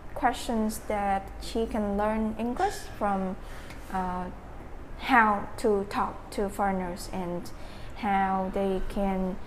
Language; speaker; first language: English; non-native, learner; Vietnamese